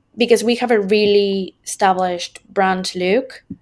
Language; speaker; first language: English; non-native, fluent; Spanish